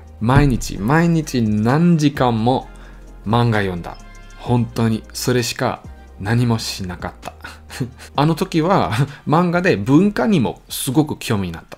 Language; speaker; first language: Japanese; non-native, learner; German